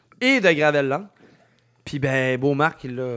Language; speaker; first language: French; native; French